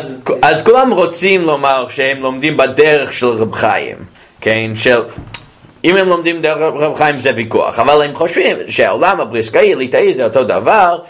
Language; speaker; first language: Hebrew; non-native, fluent; English